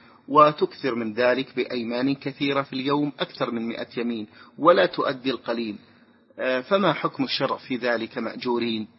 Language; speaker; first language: Arabic; native; Arabic